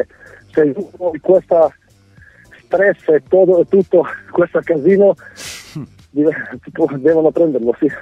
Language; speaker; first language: Italian; non-native, fluent; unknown